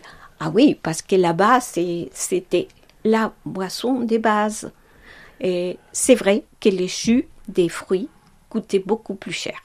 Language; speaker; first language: French; non-native, fluent; Spanish